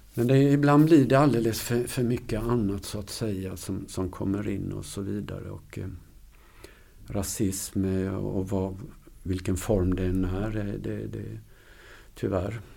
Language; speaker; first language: Swedish; native; Swedish